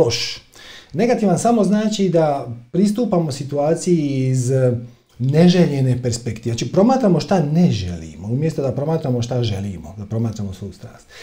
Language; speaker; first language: Croatian; native; Croatian